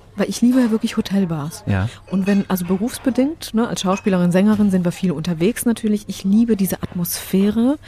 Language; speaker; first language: German; early bilingual, other home language; Polish